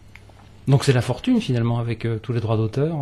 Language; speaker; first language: French; native; French